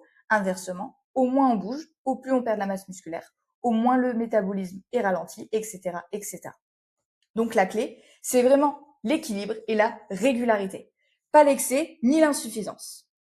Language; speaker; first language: French; native; French